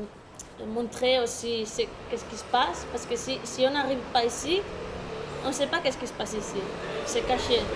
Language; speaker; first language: French; non-native, fluent; Spanish